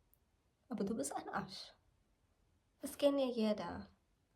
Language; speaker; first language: German; non-native, learner; Malayalam